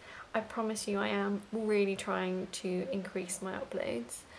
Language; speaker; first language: English; native; English